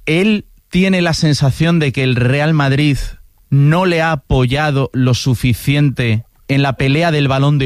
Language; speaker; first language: Spanish; native; Spanish